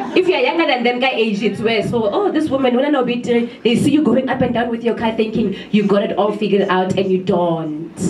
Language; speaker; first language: English; non-native, local second language; Southern Sotho